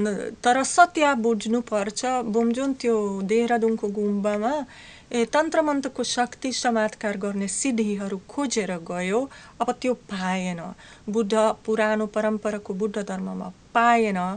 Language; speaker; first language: Nepali; non-native, learner; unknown